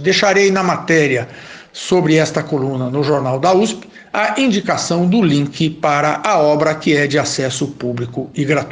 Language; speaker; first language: Portuguese; native; Portuguese